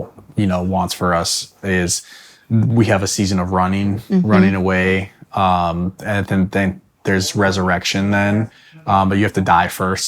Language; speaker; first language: English; native; English